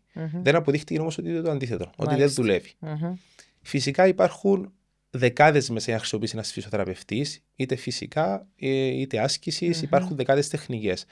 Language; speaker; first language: Greek; native; Greek